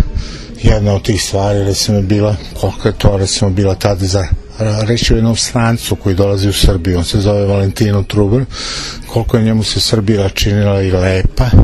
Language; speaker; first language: Serbian; native; Serbian